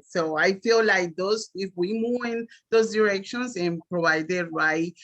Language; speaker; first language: English; non-native, learner; Spanish